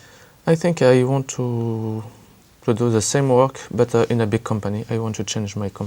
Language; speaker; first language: English; non-native, learner; French